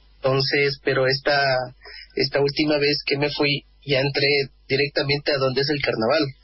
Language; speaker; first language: Spanish; native; Spanish